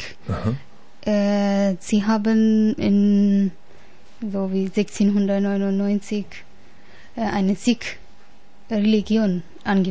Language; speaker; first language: German; non-native, learner; Punjabi